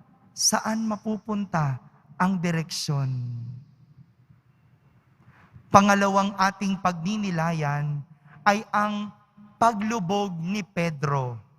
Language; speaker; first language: Filipino; native; Filipino